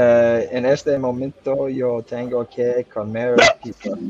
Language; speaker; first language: Spanish; non-native, learner; English